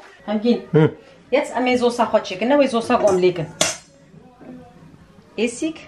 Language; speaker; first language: German; non-native, learner; Central Kurdish